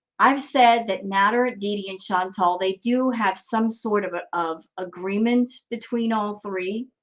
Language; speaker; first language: English; native; English